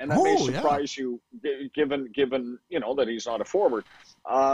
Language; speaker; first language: English; native; English